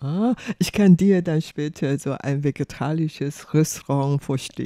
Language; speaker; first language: German; non-native, fluent; Chinese